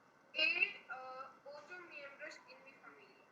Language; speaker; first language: Spanish; non-native, learner; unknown